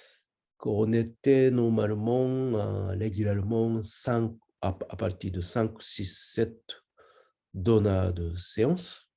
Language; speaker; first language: French; non-native, learner; Japanese